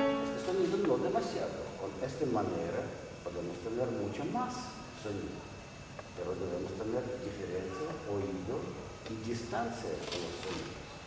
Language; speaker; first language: Spanish; non-native, learner; Russian